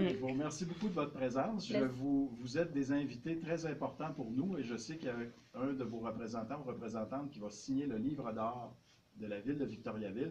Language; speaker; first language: French; native; French